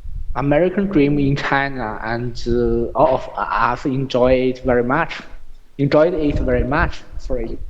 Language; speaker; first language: English; non-native, learner; Chinese